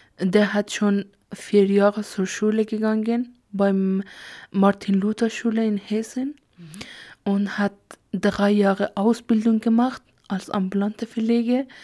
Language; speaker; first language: German; non-native, learner; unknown